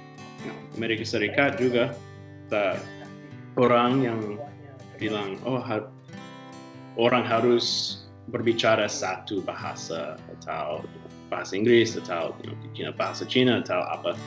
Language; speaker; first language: Indonesian; non-native, learner; English